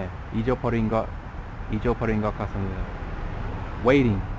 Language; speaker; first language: Korean; non-native, learner; English